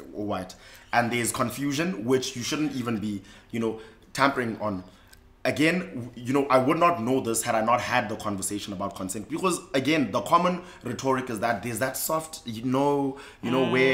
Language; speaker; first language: English; non-native, local second language; Xhosa